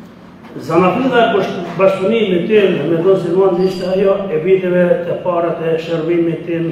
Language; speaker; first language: Albanian; native; Albanian